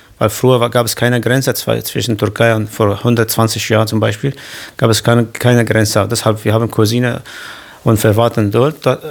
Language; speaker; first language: German; non-native, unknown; Kurdish